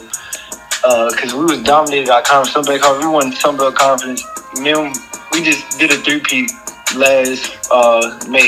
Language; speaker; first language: English; native; English